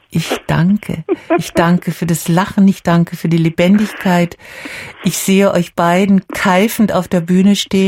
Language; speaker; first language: German; native; German